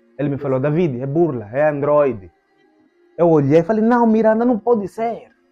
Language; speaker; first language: Portuguese; native; Portuguese